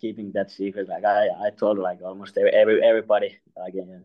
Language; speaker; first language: English; non-native, fluent; Finnish